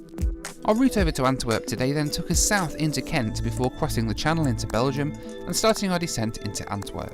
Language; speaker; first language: English; native; English